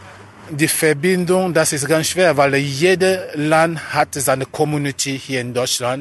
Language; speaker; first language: German; non-native, fluent; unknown